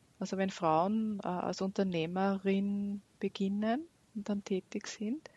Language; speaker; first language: German; native; German